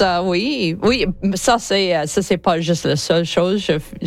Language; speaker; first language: French; non-native, learner; English